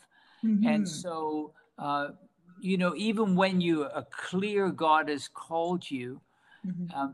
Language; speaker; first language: English; native; English